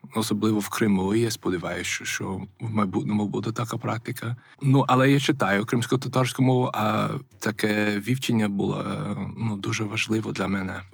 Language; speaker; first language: Ukrainian; non-native, fluent; English